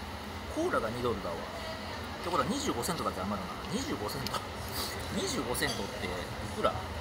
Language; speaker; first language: Japanese; native; Japanese